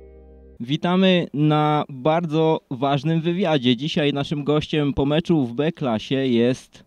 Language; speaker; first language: Polish; native; Polish